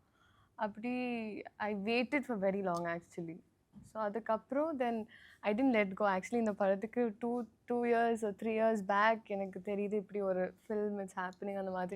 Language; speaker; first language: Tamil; non-native, learner; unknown